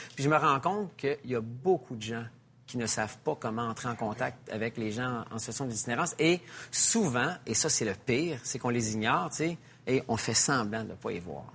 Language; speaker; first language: French; native; French